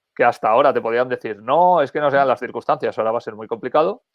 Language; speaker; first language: Spanish; native; Spanish